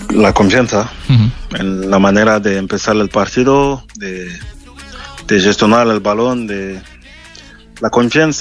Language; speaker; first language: Spanish; non-native, fluent; French